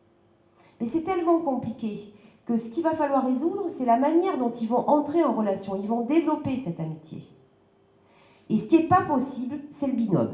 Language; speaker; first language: French; native; French